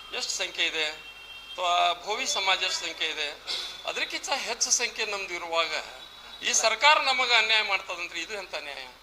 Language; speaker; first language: Kannada; non-native, local second language; Lambadi